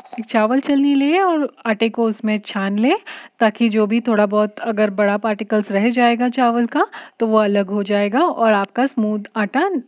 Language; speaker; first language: Hindi; non-native, local second language; Bangla